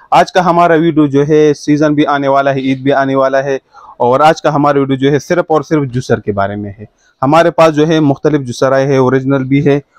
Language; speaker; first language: Urdu; non-native, local second language; Pashto